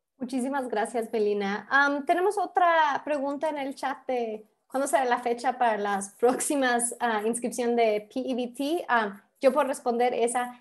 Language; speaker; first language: Spanish; early bilingual, heritage; Spanish